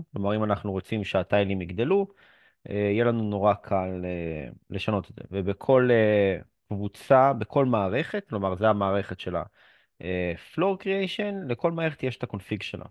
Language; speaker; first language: Hebrew; native; Hebrew